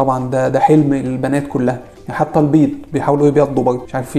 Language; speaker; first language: Arabic; native; Arabic